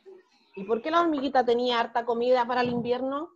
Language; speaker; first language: Spanish; native; Spanish